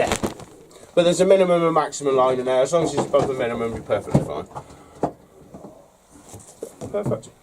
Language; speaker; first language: English; native; English